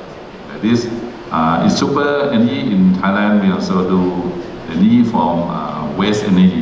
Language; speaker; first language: English; non-native, learner; Thai